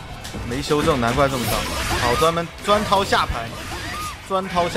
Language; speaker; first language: Chinese; native; Chinese